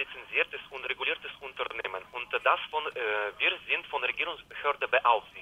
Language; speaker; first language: German; non-native, learner; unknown